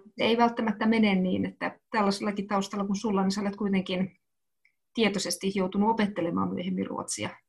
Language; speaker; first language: Finnish; native; Finnish